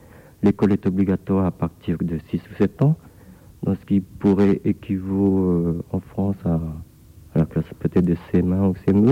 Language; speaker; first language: French; non-native, fluent; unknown